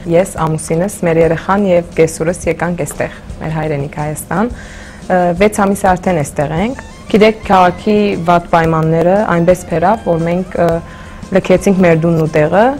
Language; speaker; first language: Armenian; early bilingual, heritage; Armenian